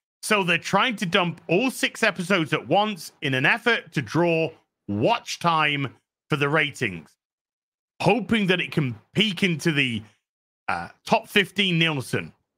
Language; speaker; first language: English; native; English